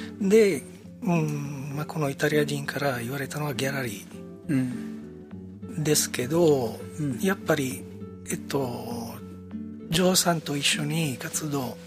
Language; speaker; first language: Japanese; non-native, fluent; Italian